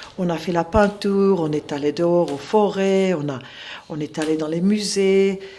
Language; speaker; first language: French; non-native, local second language; Swiss German